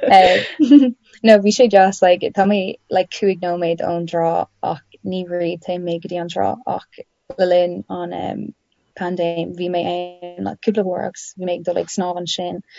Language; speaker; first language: Irish; non-native, local second language; English